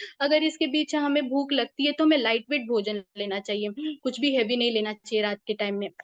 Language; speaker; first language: Hindi; native; Hindi